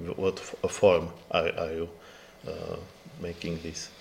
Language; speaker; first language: English; non-native, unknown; Slovak